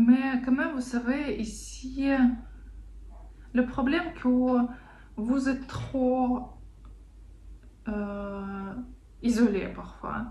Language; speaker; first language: French; non-native, fluent; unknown